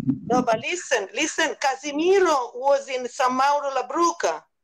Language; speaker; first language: English; non-native, learner; Italian